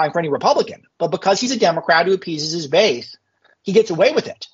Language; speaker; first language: English; native; English